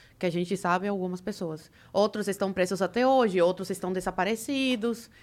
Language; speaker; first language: Portuguese; early bilingual, other home language; Spanish